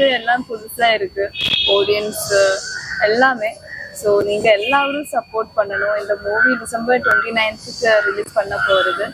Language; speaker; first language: Tamil; non-native, learner; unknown